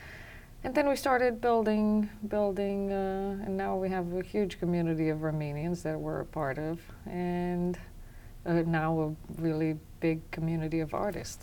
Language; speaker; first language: English; non-native, fluent; Romanian